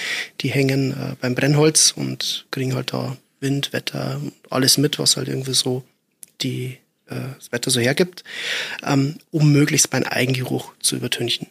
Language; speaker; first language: German; native; German